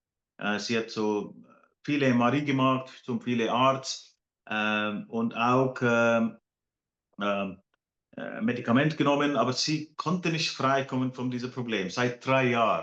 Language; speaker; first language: German; non-native, fluent; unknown